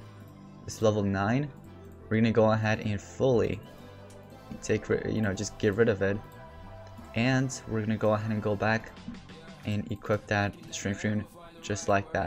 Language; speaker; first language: English; native; English